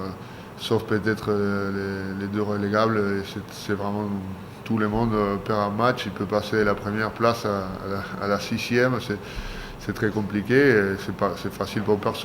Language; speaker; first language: French; non-native, fluent; Spanish